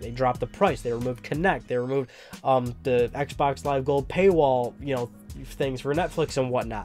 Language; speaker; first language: English; native; English